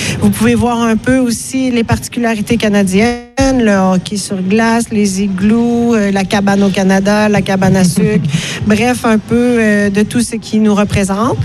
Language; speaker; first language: French; native; French